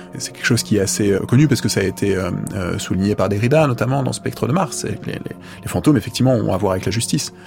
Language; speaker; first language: French; native; French